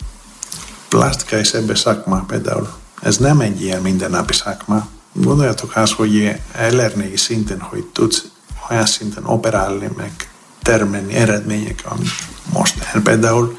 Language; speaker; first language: Hungarian; non-native, fluent; Greek